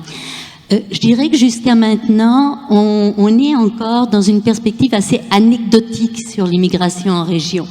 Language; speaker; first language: French; native; French